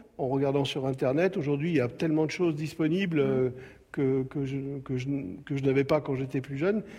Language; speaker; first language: French; native; French